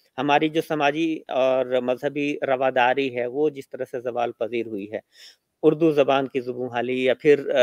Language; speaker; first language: Urdu; native; Urdu